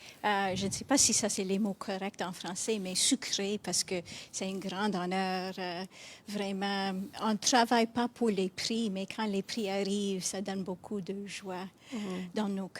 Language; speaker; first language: French; non-native, fluent; English